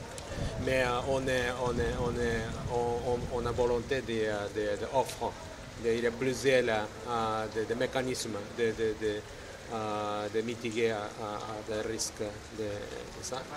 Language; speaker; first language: French; non-native, learner; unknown